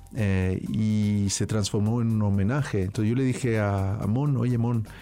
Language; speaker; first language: Spanish; early bilingual, heritage; French